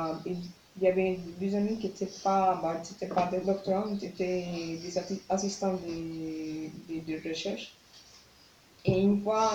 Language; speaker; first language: French; non-native, learner; Spanish